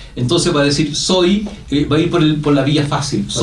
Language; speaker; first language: Spanish; native; Spanish